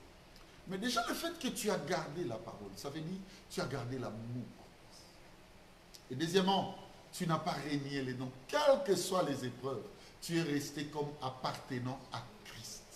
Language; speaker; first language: French; non-native, local second language; Lingala